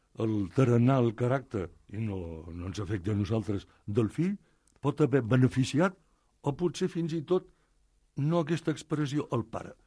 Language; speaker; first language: Catalan; native; Catalan